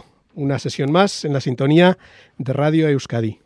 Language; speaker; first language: Spanish; native; Spanish